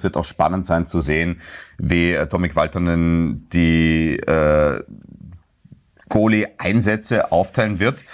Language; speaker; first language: German; native; German